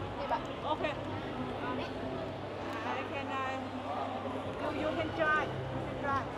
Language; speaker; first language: English; non-native, learner; Vietnamese